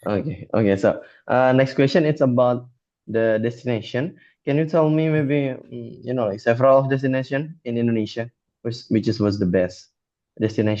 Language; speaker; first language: English; non-native, fluent; Indonesian